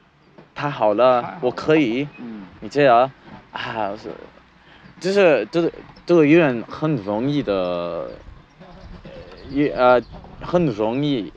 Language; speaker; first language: Chinese; non-native, learner; English